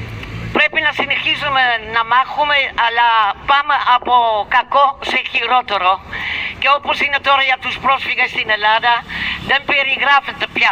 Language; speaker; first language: Greek; non-native, fluent; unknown